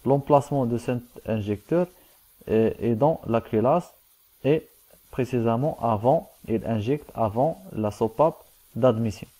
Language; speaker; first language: French; non-native, local second language; Arabic